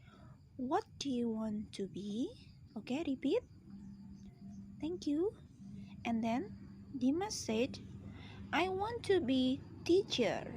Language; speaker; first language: English; non-native, fluent; Indonesian